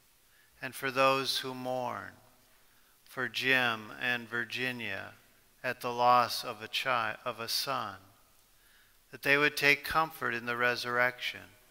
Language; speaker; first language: English; native; English